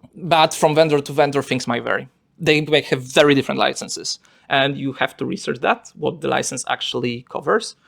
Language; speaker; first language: English; non-native, fluent; Polish